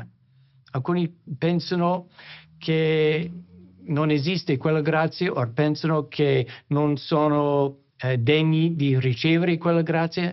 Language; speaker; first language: Italian; non-native, fluent; English